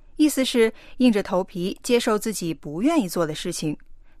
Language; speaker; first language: Chinese; native; Chinese